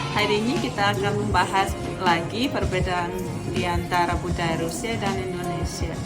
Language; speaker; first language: Indonesian; non-native, fluent; Russian